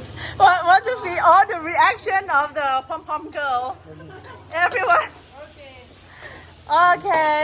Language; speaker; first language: English; non-native, learner; Thai